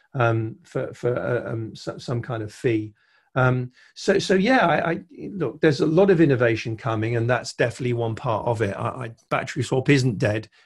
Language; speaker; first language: English; native; English